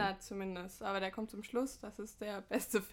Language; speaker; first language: German; native; German